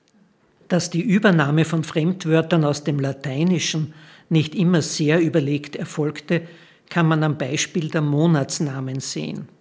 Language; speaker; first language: German; native; German